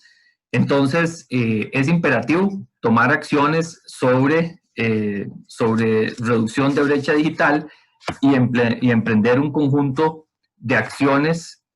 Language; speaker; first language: Spanish; native; Spanish